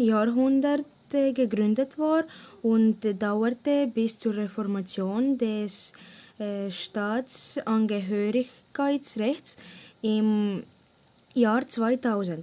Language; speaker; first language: German; non-native, learner; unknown